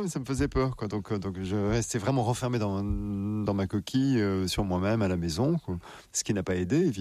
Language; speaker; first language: French; native; French